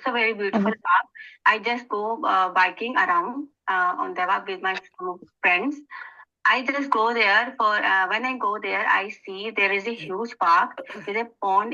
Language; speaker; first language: English; non-native, learner; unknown